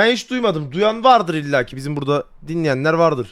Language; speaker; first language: Turkish; native; Turkish